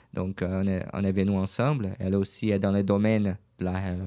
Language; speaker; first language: French; non-native, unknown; Portuguese